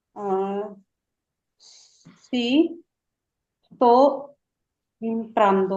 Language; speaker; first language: Italian; non-native, learner; Urdu